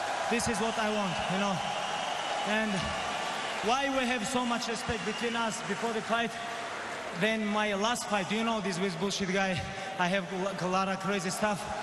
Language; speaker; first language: English; non-native, learner; Avaric